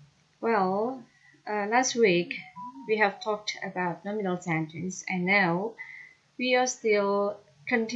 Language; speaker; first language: English; non-native, fluent; Indonesian